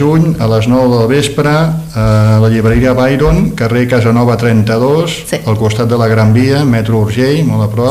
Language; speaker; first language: Catalan; native; Catalan